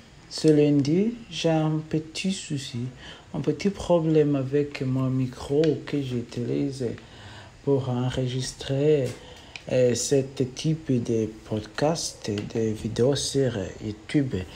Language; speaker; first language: French; non-native, learner; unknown